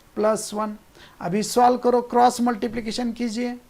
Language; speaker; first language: Hindi; non-native, local second language; Marathi